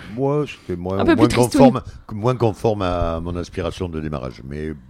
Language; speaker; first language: French; native; French